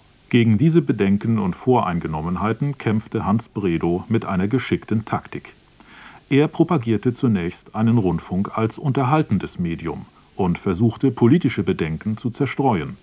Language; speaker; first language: German; native; German